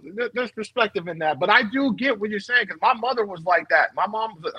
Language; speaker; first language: English; native; English